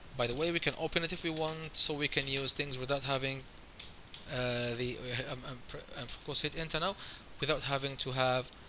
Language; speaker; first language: English; non-native, fluent; Arabic